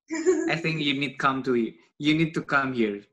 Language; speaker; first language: English; non-native, learner; Indonesian